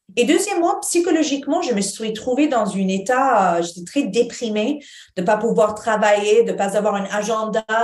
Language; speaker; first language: French; non-native, fluent; Arabic